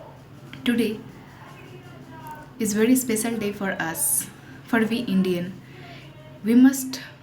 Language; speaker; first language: English; non-native, local second language; Hindi